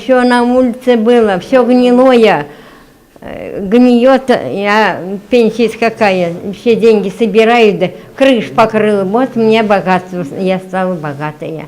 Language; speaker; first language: Russian; non-native, local second language; Tatar